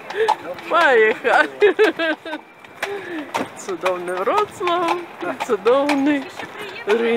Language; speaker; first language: Polish; non-native, fluent; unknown